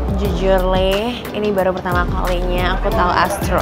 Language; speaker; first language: Indonesian; native; Indonesian